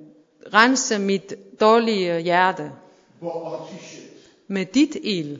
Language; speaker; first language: Danish; non-native, fluent; Persian